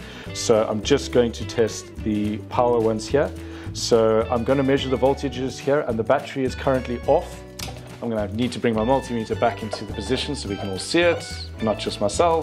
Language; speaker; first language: English; native; English